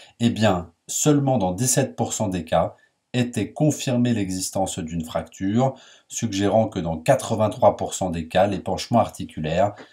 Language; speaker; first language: French; native; French